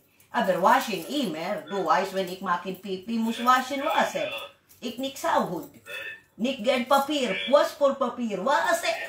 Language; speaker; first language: German; non-native, learner; Waray